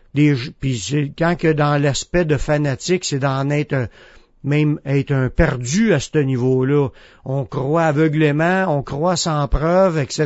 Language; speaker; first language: French; native; French